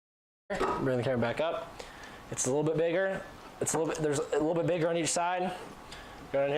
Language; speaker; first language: English; native; English